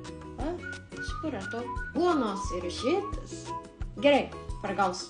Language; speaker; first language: Lithuanian; non-native, learner; Japanese